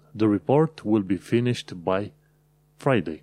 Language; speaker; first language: English; non-native, fluent; Romanian